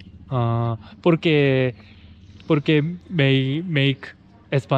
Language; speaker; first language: Spanish; non-native, learner; Korean